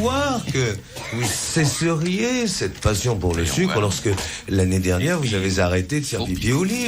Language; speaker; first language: French; native; French